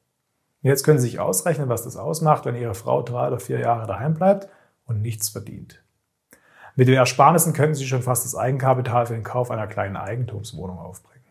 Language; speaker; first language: German; native; German